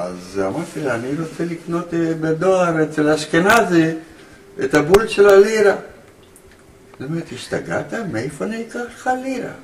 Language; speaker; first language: Hebrew; early bilingual, other home language; Romanian